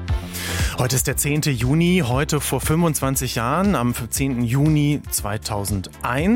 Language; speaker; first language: German; native; German